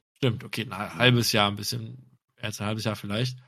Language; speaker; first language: German; native; German